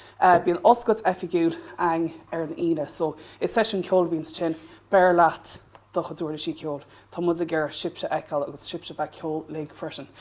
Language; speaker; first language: Irish; non-native, local second language; English